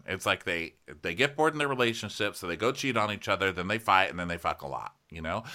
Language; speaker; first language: English; native; English